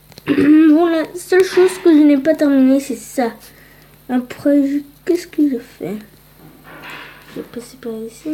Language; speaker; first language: French; early bilingual, other home language; Polish